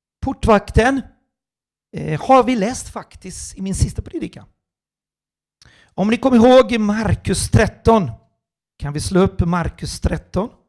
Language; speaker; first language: Swedish; non-native, fluent; Portuguese